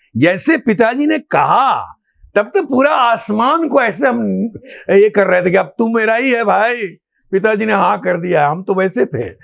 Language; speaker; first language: Hindi; non-native, local second language; Bhojpuri